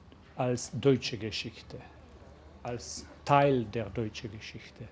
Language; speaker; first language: German; non-native, learner; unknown